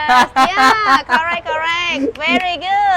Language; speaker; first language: English; non-native, learner; Vietnamese